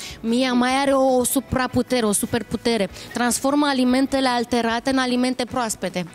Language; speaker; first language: Romanian; native; Romanian